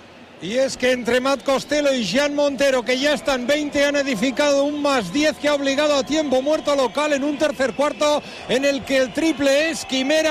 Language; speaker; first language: Spanish; native; Spanish